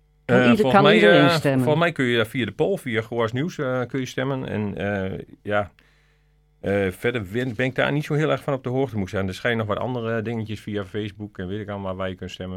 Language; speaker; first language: Dutch; native; Dutch